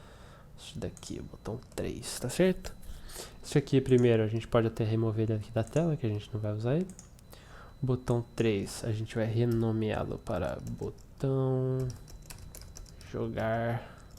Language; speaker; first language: Portuguese; native; Portuguese